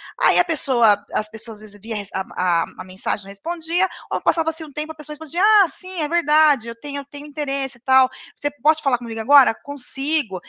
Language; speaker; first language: Portuguese; native; Portuguese